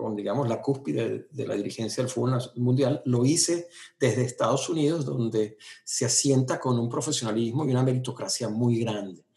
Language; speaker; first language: Spanish; native; Spanish